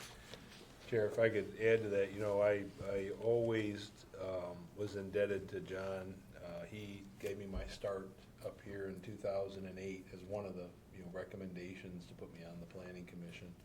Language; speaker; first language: English; native; English